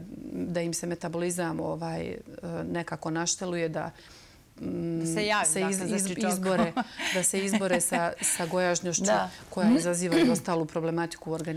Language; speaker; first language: Serbian; native; Serbian